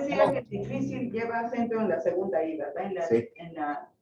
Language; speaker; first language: Spanish; native; Spanish